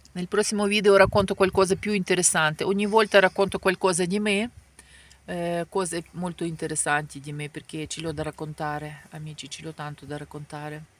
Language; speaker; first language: Italian; non-native, fluent; Ukrainian